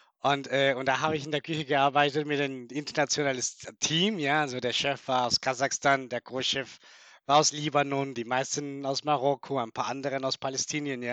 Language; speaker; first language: German; non-native, fluent; Spanish